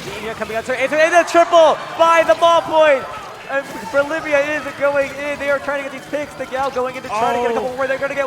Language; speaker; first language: English; native; English